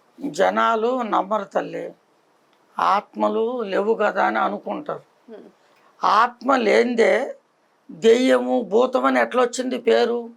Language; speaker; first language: Telugu; non-native, local second language; Koya